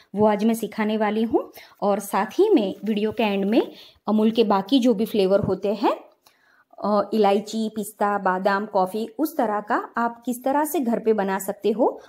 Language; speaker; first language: Hindi; non-native, local second language; Gujarati